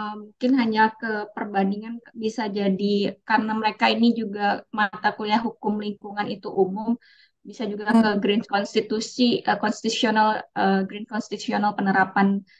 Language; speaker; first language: Indonesian; native; Indonesian